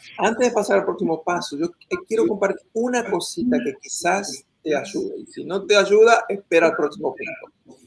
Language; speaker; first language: Spanish; native; Spanish